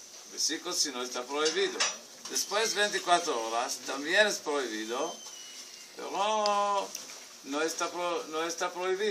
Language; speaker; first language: Spanish; non-native, fluent; Hebrew